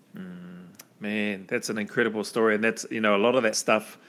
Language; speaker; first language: English; native; English